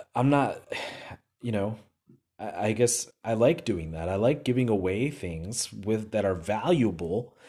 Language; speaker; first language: English; native; English